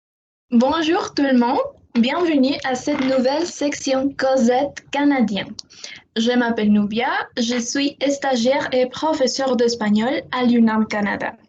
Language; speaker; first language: French; non-native, fluent; Spanish